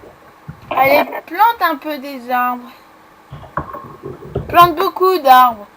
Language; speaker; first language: French; native; French